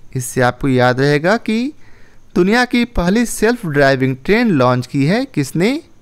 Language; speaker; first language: Hindi; native; Hindi